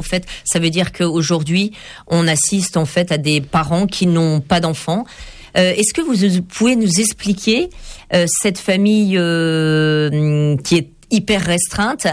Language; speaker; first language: French; native; French